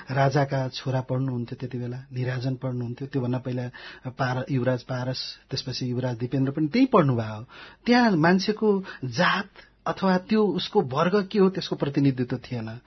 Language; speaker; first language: Nepali; native; Nepali